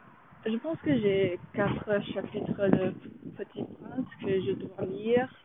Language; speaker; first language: French; non-native, learner; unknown